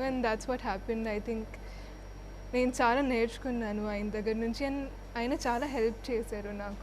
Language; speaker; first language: Telugu; non-native, fluent; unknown